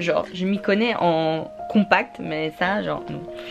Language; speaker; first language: French; native; French